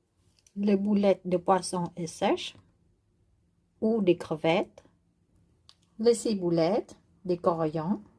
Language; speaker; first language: French; non-native, learner; Vietnamese